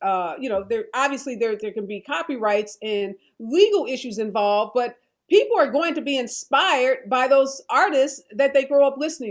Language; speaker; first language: English; native; English